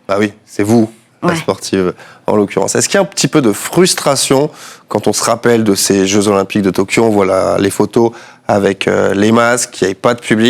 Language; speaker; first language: French; native; French